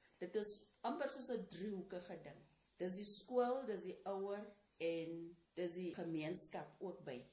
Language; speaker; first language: Afrikaans; non-native, local second language; Tswana